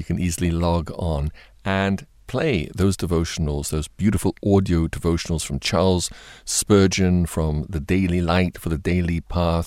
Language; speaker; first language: English; native; English